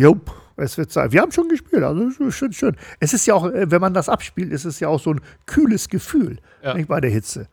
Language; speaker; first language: German; native; German